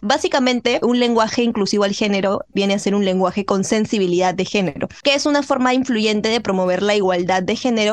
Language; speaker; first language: Spanish; native; Spanish